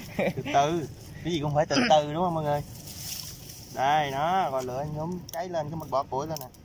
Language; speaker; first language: Vietnamese; non-native, local second language; Khmer